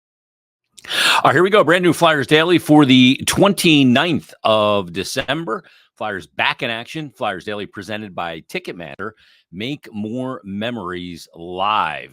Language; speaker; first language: English; native; English